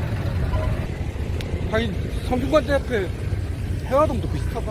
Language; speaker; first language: Korean; native; Korean